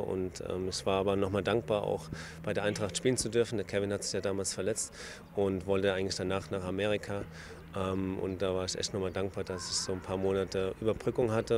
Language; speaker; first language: German; native; German